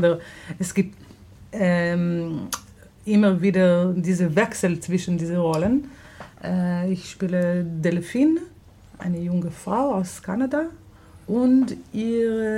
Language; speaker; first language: German; non-native, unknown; Hebrew